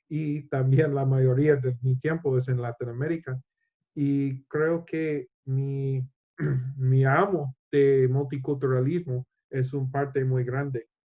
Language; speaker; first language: Spanish; non-native, learner; English